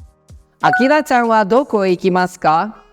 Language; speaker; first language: Japanese; non-native, fluent; Indonesian